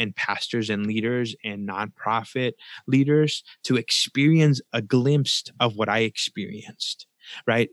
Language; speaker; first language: English; early bilingual, other home language; Spanish